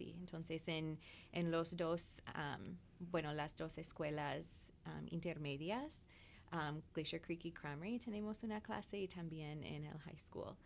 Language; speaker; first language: Spanish; non-native, fluent; English